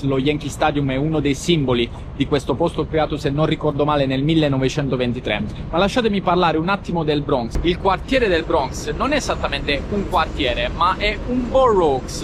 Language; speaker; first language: Italian; native; Italian